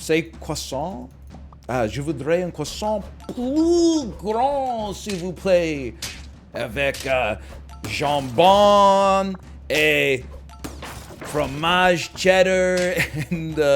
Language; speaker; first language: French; non-native, learner; English